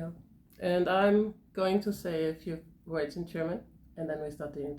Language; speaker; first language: English; non-native, fluent; German